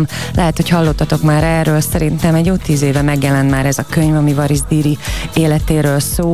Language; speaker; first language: Hungarian; native; Hungarian